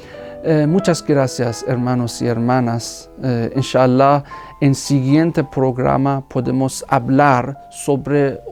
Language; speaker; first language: Spanish; non-native, fluent; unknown